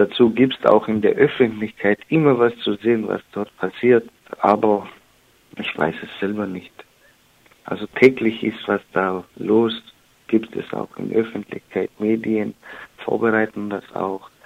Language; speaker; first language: German; non-native, learner; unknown